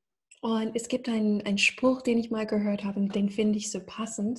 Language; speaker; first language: German; non-native, fluent; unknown